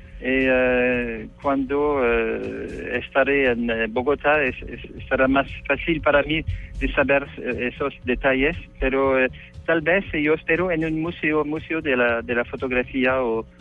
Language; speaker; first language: Spanish; non-native, learner; French